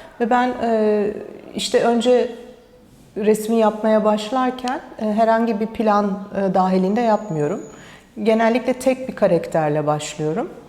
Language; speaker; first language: Turkish; early bilingual, heritage; Turkish